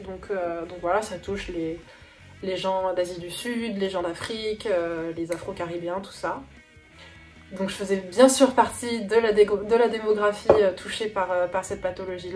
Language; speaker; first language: French; native; French